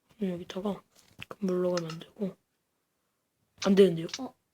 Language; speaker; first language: Korean; native; Korean